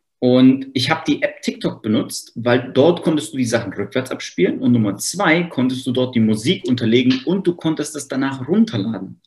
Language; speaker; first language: German; native; German